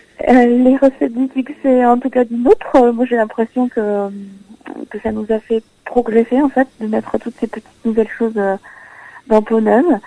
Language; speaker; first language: French; native; French